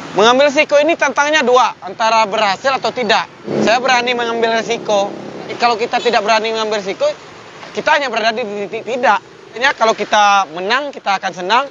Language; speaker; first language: Indonesian; non-native, local second language; Minangkabau